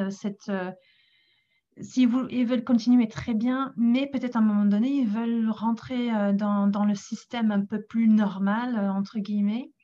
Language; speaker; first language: French; non-native, fluent; English